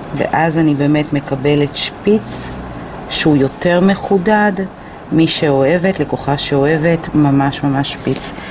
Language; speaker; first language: Hebrew; native; Hebrew